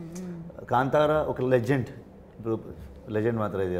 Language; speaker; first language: Telugu; non-native, learner; Kannada